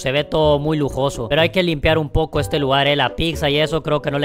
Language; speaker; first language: Spanish; native; Spanish